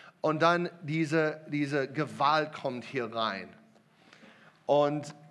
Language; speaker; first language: German; non-native, learner; English